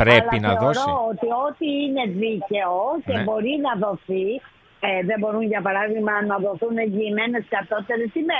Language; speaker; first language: Greek; native; Greek